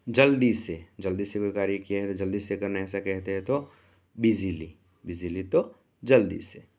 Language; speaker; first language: Hindi; non-native, local second language; Gujarati